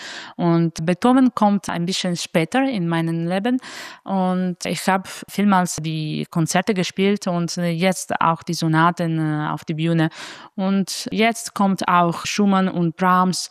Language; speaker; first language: German; non-native, learner; Italian